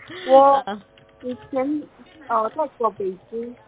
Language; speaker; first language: Chinese; non-native, learner; Korean